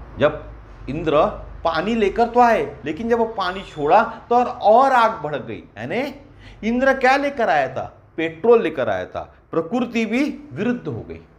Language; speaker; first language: Hindi; non-native, local second language; Marathi